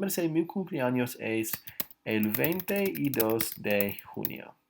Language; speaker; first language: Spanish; non-native, fluent; English